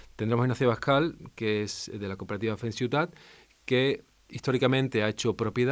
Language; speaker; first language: Spanish; non-native, local second language; Catalan